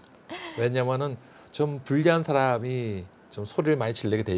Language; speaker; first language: Korean; native; Korean